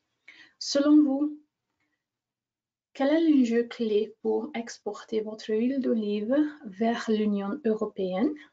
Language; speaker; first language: French; non-native, fluent; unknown